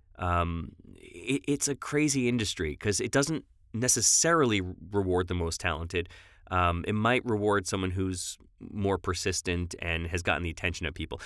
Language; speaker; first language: English; native; English